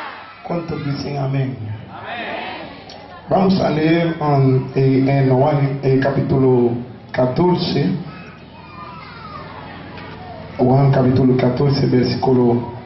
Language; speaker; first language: Spanish; non-native, fluent; Haitian Creole